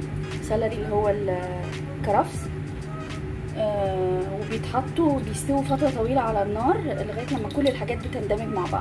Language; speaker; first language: Arabic; native; Arabic